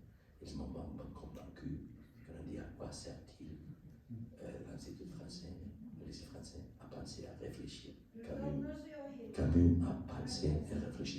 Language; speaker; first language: French; non-native, learner; Spanish